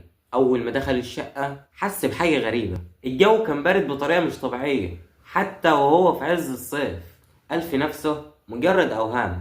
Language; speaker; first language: Arabic; native; Arabic